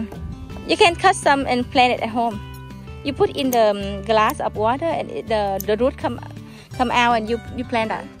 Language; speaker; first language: English; non-native, learner; Vietnamese